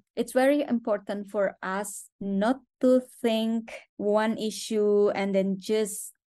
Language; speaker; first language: English; non-native, fluent; Indonesian